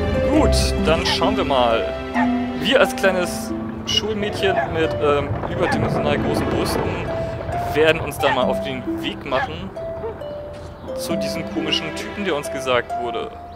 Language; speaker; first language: German; native; German